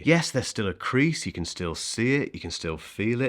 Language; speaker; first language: English; native; English